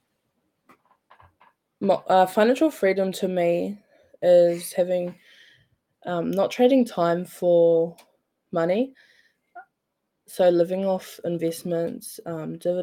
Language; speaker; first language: English; native; English